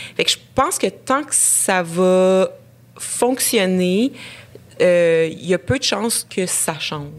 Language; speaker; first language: French; native; French